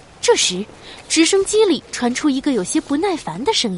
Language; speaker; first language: Chinese; native; Chinese